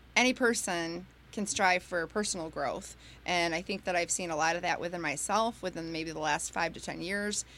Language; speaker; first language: English; native; English